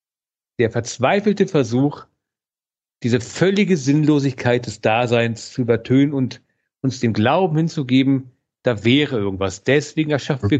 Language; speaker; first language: German; native; German